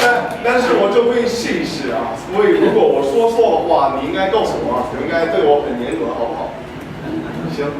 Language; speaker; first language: Chinese; non-native, fluent; English